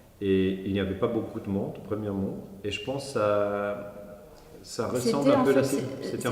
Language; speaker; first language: French; non-native, fluent; German